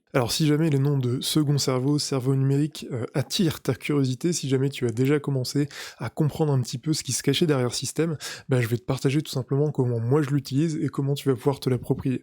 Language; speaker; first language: French; native; French